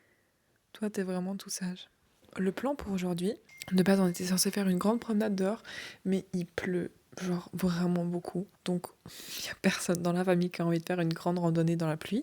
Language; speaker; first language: French; native; French